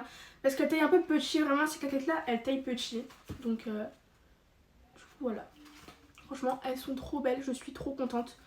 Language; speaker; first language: French; native; French